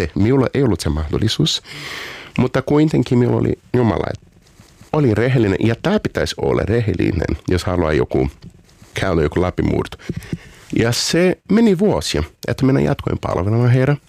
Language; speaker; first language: Finnish; non-native, fluent; Portuguese